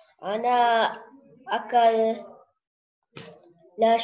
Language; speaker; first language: Arabic; non-native, learner; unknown